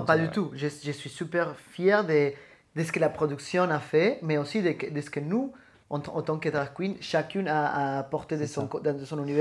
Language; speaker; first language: French; native; French